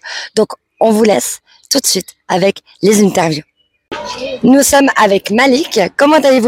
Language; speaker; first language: French; native; French